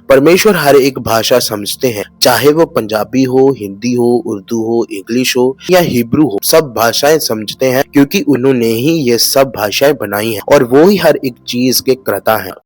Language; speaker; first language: Hindi; non-native, local second language; Punjabi